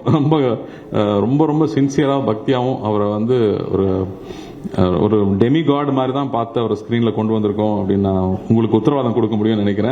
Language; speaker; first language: Tamil; native; Tamil